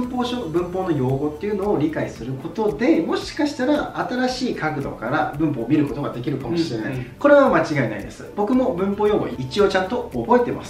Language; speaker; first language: Japanese; native; Japanese